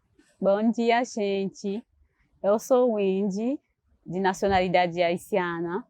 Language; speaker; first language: Portuguese; non-native, learner; Haitian Creole